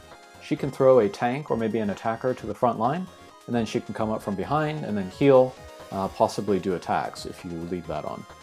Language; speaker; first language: English; native; English